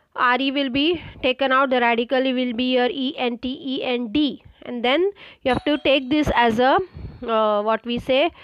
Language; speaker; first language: English; non-native, local second language; Marathi